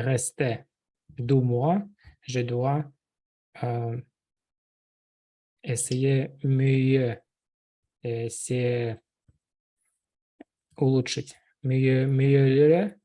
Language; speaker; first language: French; non-native, learner; Russian